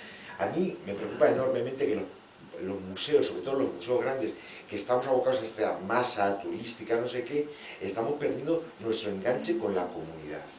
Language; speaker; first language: Spanish; native; Spanish